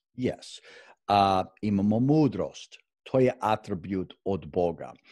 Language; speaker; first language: Croatian; non-native, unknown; English